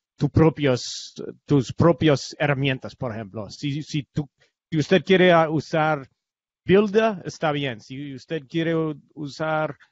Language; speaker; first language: Spanish; non-native, learner; English